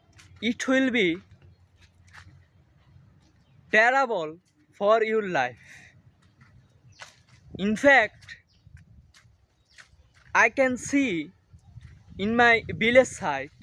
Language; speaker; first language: English; non-native, learner; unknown